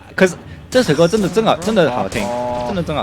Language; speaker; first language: Chinese; early bilingual, heritage; Chinese